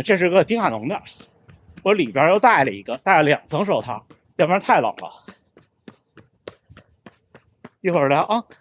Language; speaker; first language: Chinese; native; Chinese